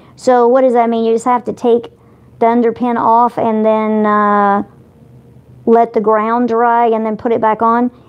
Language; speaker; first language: English; native; English